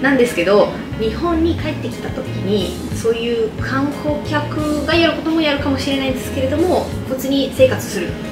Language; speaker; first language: Japanese; non-native, fluent; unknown